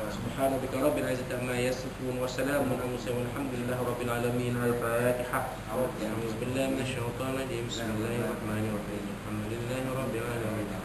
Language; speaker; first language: Arabic; non-native, fluent; Malay